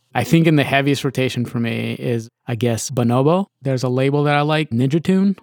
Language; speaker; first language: English; early bilingual, other home language; Russian